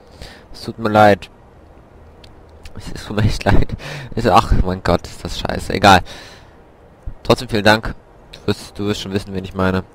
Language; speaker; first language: German; native; German